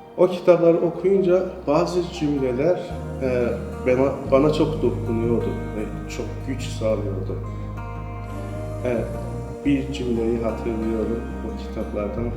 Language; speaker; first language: Turkish; non-native, fluent; Persian